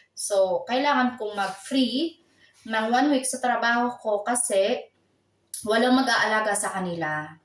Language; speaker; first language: Filipino; native; Filipino